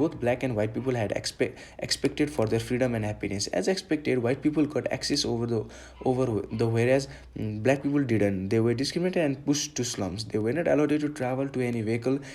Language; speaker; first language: English; non-native, local second language; Nepali